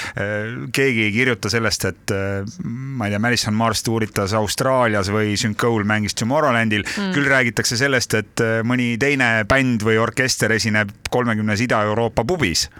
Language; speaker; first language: Estonian; native; Estonian